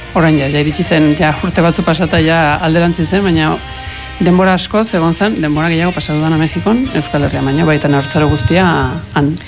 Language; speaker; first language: Basque; early bilingual, heritage; Spanish